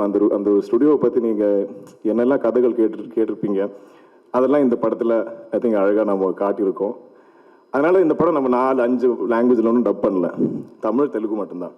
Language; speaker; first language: Tamil; non-native, local second language; Malayalam